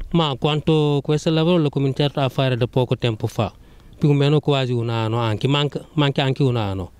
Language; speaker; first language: Italian; non-native, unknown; Wolof